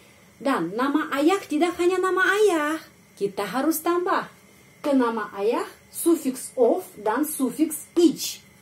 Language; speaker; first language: Indonesian; non-native, fluent; Russian